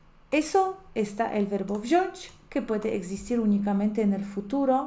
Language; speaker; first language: Spanish; non-native, fluent; Polish